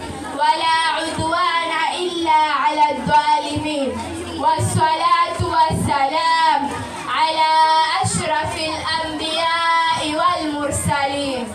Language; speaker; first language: Arabic; non-native, learner; Swahili